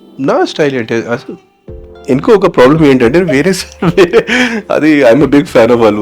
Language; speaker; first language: Telugu; non-native, fluent; Hindi